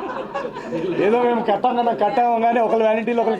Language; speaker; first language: Telugu; native; Telugu